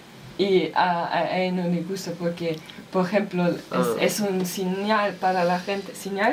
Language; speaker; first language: Spanish; non-native, learner; German